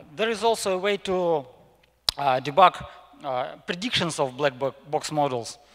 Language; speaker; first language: English; non-native, fluent; Russian